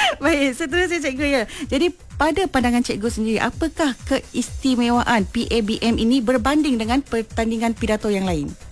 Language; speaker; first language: Malay; native; Malay